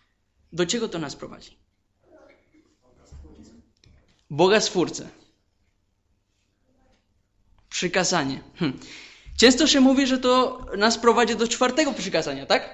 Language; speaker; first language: Polish; non-native, fluent; Spanish